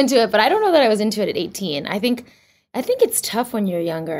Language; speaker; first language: English; native; English